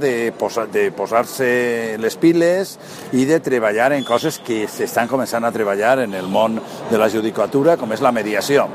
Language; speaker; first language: Catalan; native; Catalan